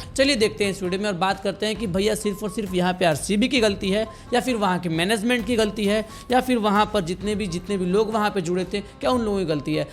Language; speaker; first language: Hindi; native; Hindi